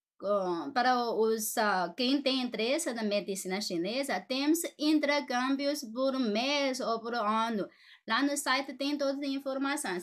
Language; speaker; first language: Portuguese; non-native, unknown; Chinese